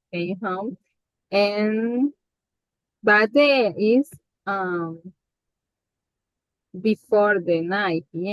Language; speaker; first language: English; non-native, learner; Spanish